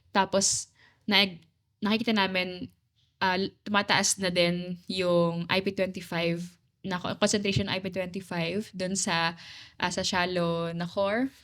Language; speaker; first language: Filipino; native; Filipino